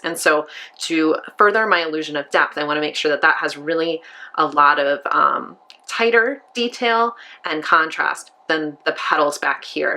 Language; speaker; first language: English; native; English